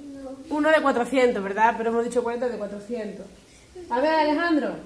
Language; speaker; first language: Spanish; native; Spanish